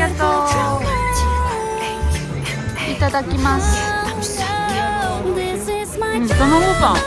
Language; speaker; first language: Japanese; native; Japanese